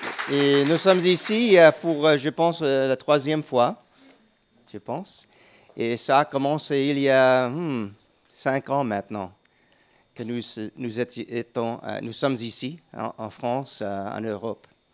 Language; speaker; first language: French; non-native, learner; English